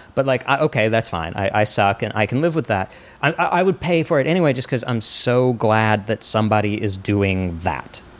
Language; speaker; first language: English; native; English